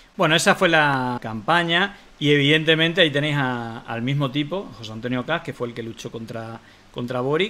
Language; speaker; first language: Spanish; native; Spanish